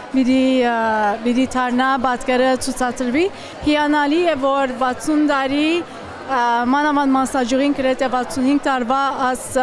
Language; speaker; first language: Armenian; early bilingual, heritage; Armenian